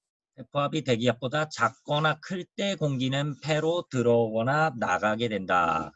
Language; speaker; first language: Korean; native; Korean